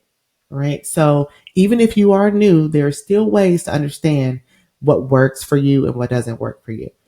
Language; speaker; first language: English; native; English